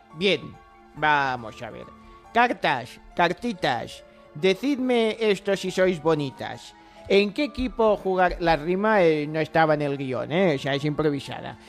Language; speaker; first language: Spanish; non-native, fluent; English